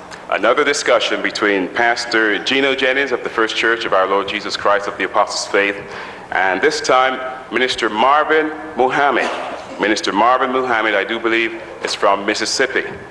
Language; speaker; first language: English; native; English